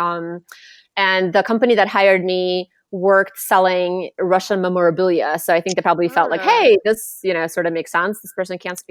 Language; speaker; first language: English; non-native, fluent; Lithuanian